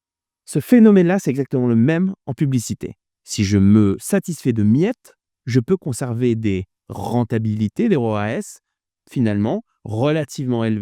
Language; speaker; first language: French; native; French